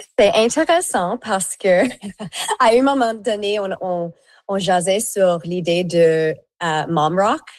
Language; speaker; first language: French; native; French